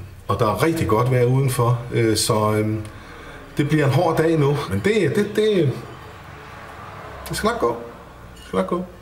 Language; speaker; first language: Danish; native; Danish